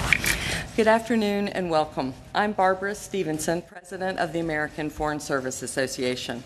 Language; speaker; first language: English; native; English